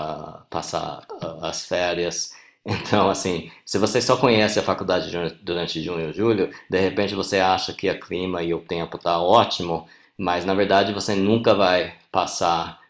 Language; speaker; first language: Portuguese; non-native, fluent; English